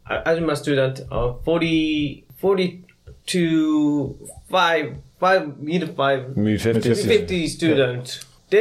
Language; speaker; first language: English; non-native, learner; Korean